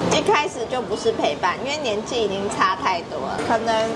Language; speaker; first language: Chinese; native; Chinese